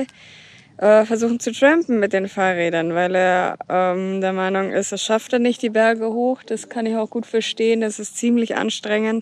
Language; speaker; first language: German; native; German